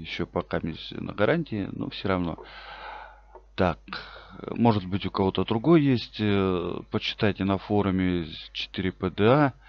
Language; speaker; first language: Russian; native; Russian